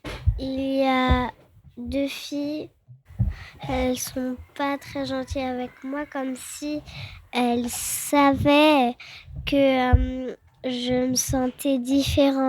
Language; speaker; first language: French; early bilingual, other home language; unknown